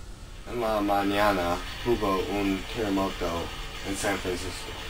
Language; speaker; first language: Spanish; non-native, learner; English